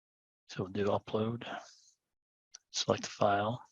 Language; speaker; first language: English; native; English